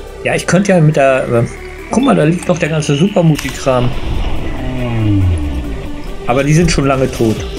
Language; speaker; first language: German; native; German